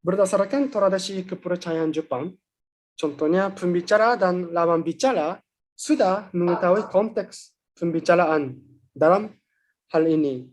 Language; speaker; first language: Indonesian; non-native, fluent; Japanese